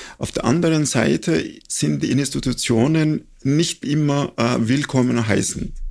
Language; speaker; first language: German; non-native, fluent; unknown